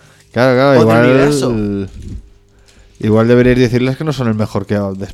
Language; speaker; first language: Spanish; native; Spanish